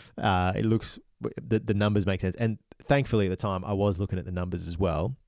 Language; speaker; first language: English; native; English